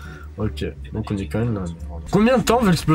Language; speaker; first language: French; native; French